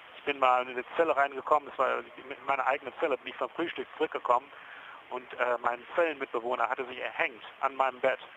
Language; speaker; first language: German; early bilingual, heritage; German